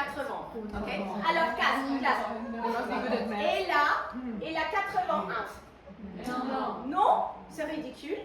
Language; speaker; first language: French; non-native, fluent; Spanish